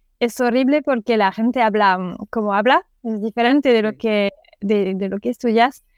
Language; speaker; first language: Spanish; non-native, learner; French